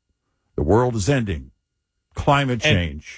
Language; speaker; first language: English; native; English